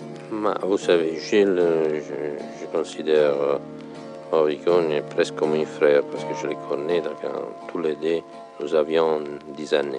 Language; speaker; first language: French; non-native, fluent; Italian